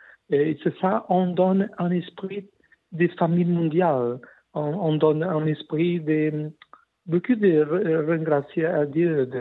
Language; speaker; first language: French; non-native, learner; Portuguese